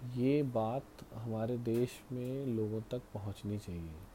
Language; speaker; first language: Hindi; native; Hindi